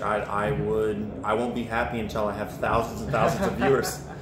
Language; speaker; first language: English; native; English